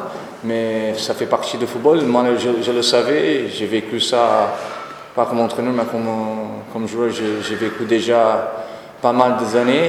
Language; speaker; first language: French; non-native, fluent; Portuguese